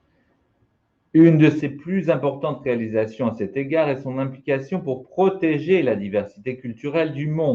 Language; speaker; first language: French; native; French